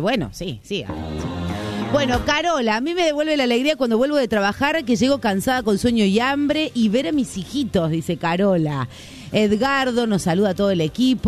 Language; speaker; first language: Spanish; native; Spanish